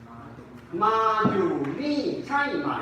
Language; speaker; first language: Thai; native; Thai